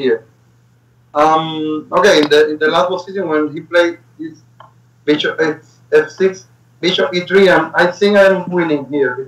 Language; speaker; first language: English; non-native, learner; Spanish